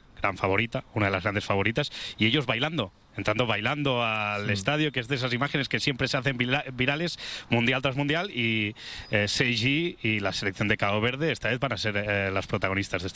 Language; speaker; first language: Spanish; native; Spanish